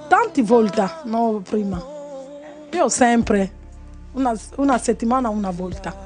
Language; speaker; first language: Italian; non-native, learner; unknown